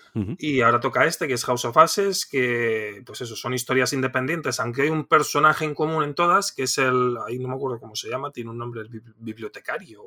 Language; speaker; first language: Spanish; native; Spanish